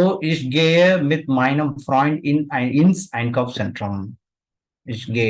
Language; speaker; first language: German; non-native, fluent; Tamil